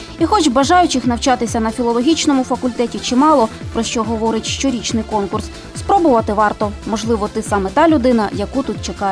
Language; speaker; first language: Ukrainian; native; Ukrainian